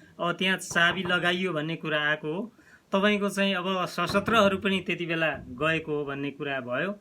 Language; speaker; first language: Nepali; non-native, local second language; Limbu